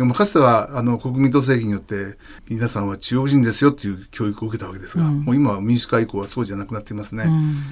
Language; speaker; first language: Japanese; native; Japanese